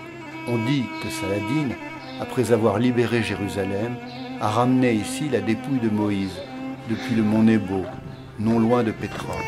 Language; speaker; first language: French; native; French